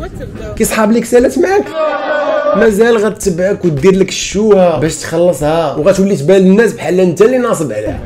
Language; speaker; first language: Arabic; native; Arabic